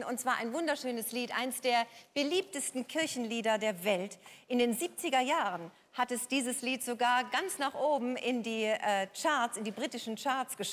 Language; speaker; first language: German; native; German